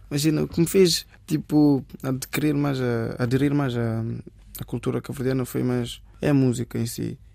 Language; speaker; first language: Portuguese; early bilingual, other home language; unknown